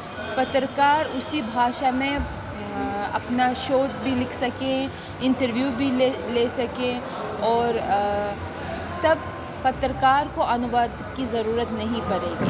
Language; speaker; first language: Hindi; non-native, fluent; Uzbek